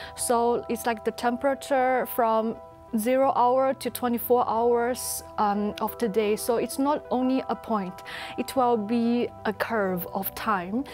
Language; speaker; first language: English; non-native, fluent; Chinese